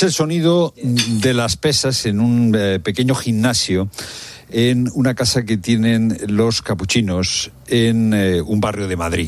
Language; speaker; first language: Spanish; native; Spanish